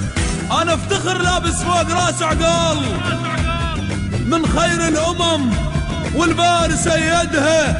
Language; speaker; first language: Arabic; native; Arabic